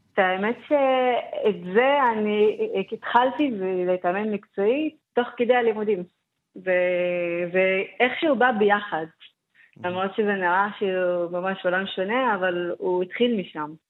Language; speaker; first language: Hebrew; non-native, local second language; Arabic